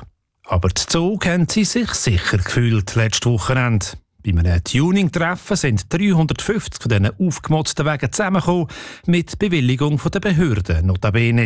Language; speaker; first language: German; native; German